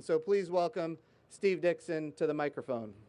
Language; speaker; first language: English; native; English